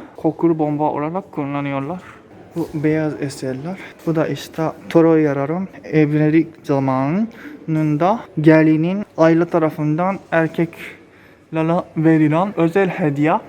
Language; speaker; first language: Turkish; non-native, fluent; Japanese